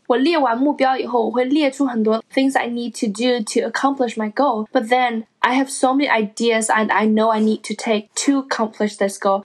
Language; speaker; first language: English; non-native, fluent; Chinese